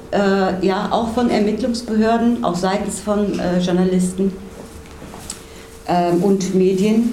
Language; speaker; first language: German; native; German